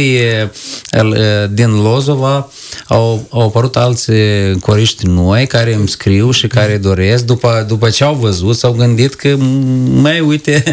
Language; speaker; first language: Romanian; native; Romanian